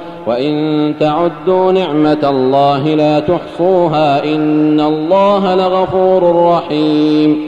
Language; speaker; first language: Arabic; native; Arabic